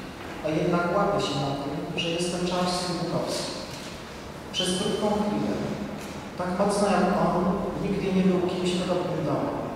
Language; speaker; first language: Polish; native; Polish